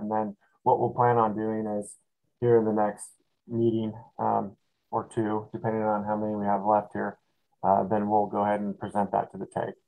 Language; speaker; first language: English; native; English